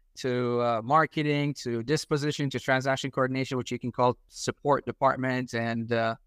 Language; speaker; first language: English; non-native, fluent; Arabic